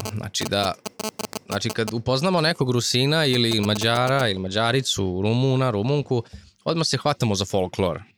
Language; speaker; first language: Serbian; non-native, local second language; Rusyn